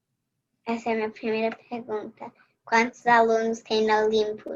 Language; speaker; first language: Portuguese; early bilingual, heritage; Portuguese